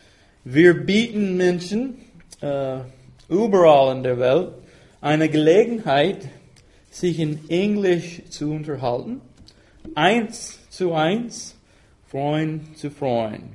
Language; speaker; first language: German; non-native, fluent; English